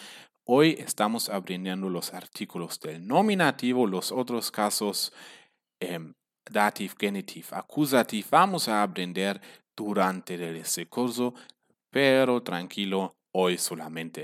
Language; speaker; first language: Spanish; non-native, fluent; German